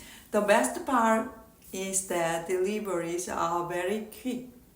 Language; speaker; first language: English; non-native, learner; Korean